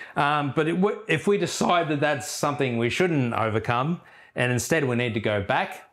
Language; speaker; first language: English; native; English